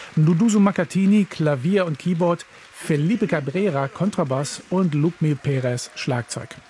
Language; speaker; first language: German; native; German